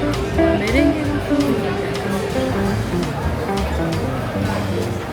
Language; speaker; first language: Japanese; native; Japanese